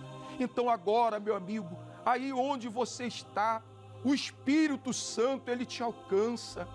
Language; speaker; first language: Portuguese; native; Portuguese